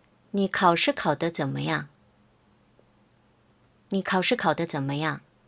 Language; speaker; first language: Chinese; non-native, fluent; Korean